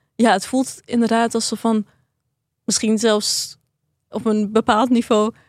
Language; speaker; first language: Dutch; early bilingual, other home language; Persian